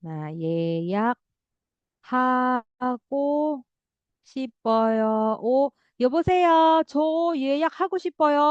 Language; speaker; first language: Korean; non-native, fluent; Indonesian